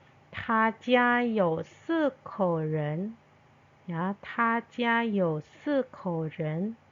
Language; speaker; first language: Chinese; non-native, fluent; Indonesian